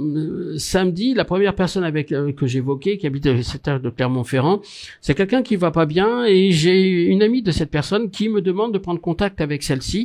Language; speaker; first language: French; native; French